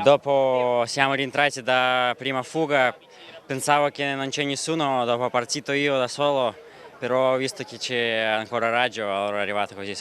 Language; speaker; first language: Italian; non-native, fluent; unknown